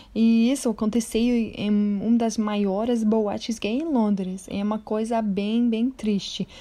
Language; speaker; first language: Portuguese; non-native, fluent; English